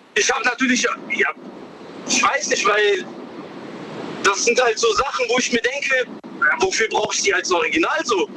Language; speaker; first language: German; non-native, fluent; Chinese